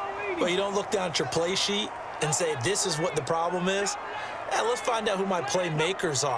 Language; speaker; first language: English; native; English